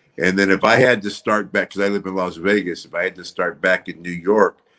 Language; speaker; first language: English; native; English